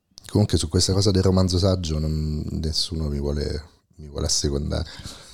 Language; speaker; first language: Italian; native; Italian